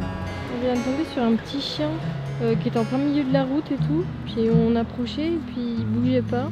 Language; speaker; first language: French; native; French